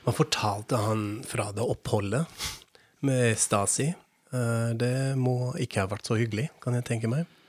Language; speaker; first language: Norwegian; non-native, fluent; German